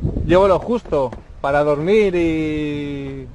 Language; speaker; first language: Spanish; non-native, learner; Arabic